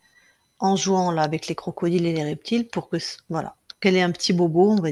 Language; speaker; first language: French; native; French